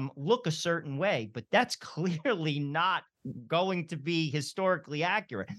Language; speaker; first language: English; early bilingual, other home language; Italian